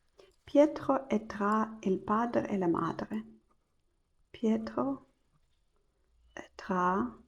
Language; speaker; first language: Italian; non-native, learner; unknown